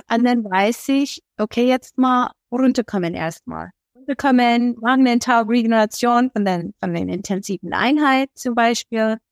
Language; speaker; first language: German; non-native, fluent; English